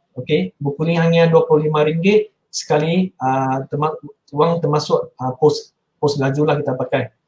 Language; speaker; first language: Malay; non-native, local second language; Min Nan Chinese